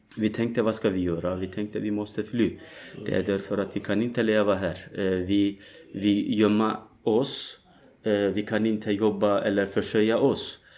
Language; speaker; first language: Swedish; non-native, learner; Turkish